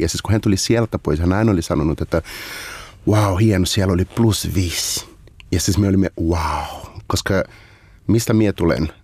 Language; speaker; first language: Finnish; non-native, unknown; Portuguese